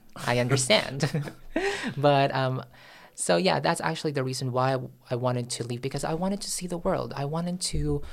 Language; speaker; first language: English; non-native, local second language; Filipino